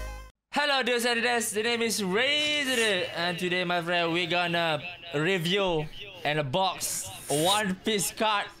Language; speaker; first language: English; non-native, local second language; Malay